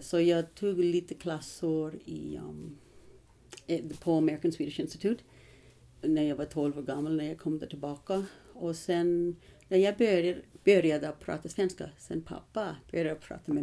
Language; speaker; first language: Swedish; early bilingual, heritage; English